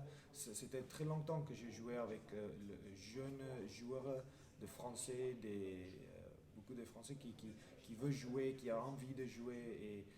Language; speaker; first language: French; non-native, fluent; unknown